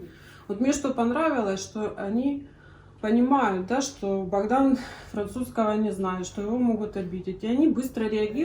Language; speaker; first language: Russian; native; Russian